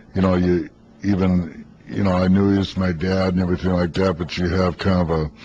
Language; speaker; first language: English; native; English